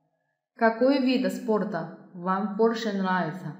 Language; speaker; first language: Russian; non-native, fluent; Chinese